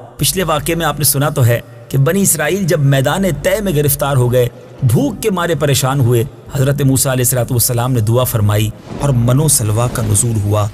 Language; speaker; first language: Urdu; native; Urdu